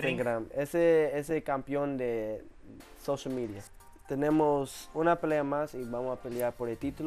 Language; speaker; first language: Spanish; early bilingual, heritage; English